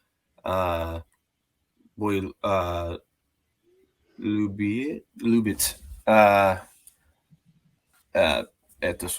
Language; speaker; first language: Russian; non-native, learner; English